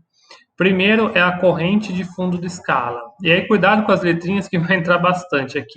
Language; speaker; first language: Portuguese; native; Portuguese